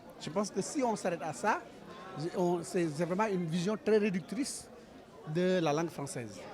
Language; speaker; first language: French; non-native, local second language; Wolof